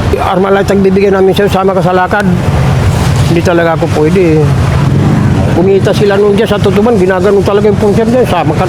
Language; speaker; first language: Filipino; native; Filipino